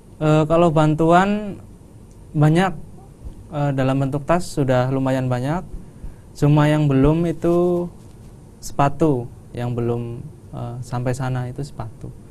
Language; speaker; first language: Indonesian; non-native, local second language; Javanese